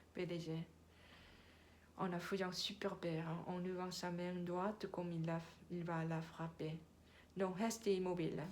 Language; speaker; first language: French; non-native, learner; Korean